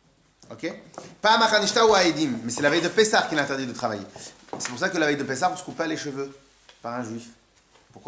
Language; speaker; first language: French; native; French